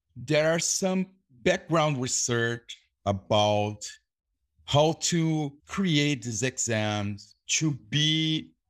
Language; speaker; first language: English; non-native, fluent; Portuguese